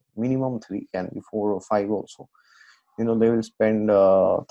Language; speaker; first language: English; non-native, local second language; Assamese